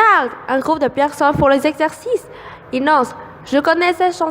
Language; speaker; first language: French; non-native, learner; Vietnamese